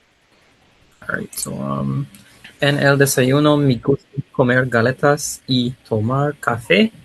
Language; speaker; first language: Spanish; non-native, learner; English